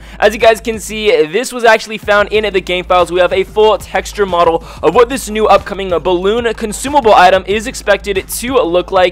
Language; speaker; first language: English; native; English